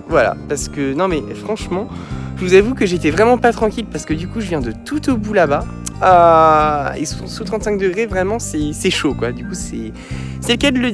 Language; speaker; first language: French; native; French